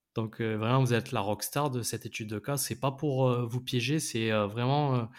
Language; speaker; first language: French; native; French